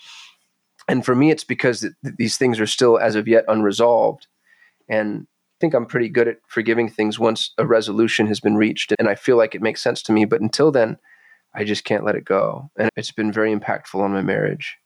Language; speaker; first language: English; native; English